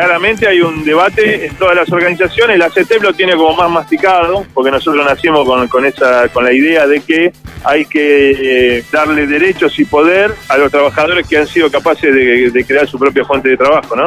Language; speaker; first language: Spanish; native; Spanish